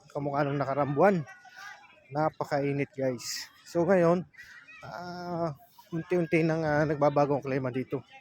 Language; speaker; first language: Filipino; native; Filipino